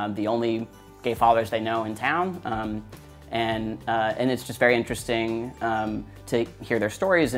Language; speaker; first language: English; native; English